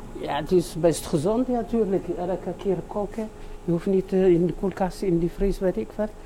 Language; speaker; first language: Dutch; non-native, learner; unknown